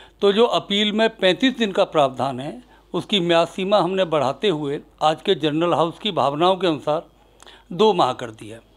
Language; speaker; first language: Hindi; native; Hindi